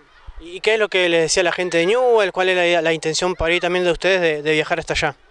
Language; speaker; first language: Spanish; native; Spanish